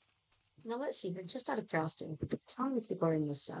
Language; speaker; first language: English; native; English